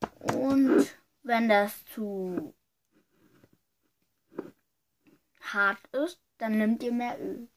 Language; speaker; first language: German; early bilingual, other home language; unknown